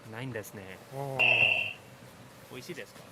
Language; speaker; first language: Japanese; non-native, fluent; English